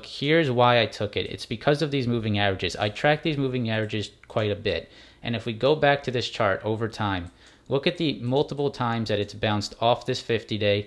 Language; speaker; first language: English; native; English